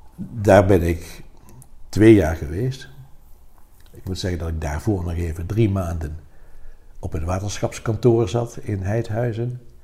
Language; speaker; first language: Dutch; native; Dutch